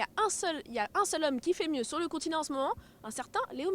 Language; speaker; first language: French; native; French